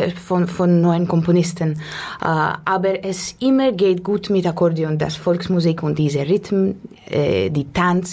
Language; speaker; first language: German; non-native, learner; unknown